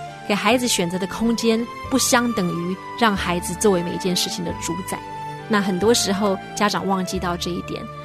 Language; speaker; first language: Chinese; native; Chinese